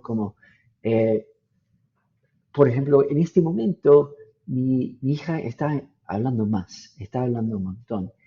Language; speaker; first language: Spanish; non-native, fluent; English